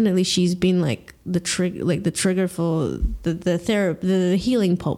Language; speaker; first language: English; native; English